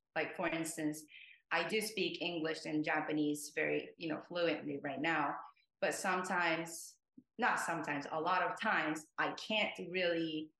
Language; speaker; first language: English; non-native, fluent; Japanese